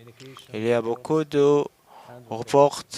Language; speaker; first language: French; non-native, learner; Arabic